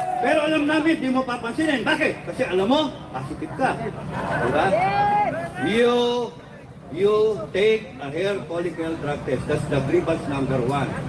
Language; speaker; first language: Filipino; native; Filipino